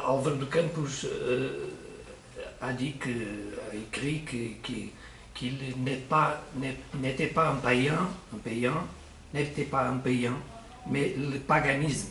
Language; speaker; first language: French; non-native, learner; Portuguese